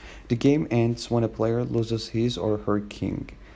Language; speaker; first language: English; non-native, fluent; Azerbaijani